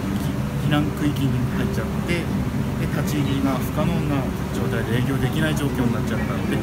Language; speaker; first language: Japanese; native; Japanese